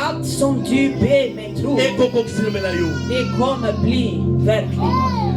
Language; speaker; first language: Swedish; non-native, learner; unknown